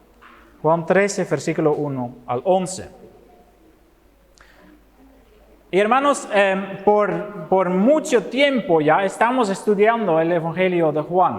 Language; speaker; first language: Spanish; non-native, fluent; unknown